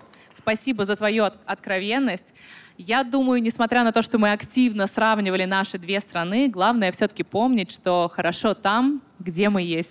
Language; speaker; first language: Russian; native; Russian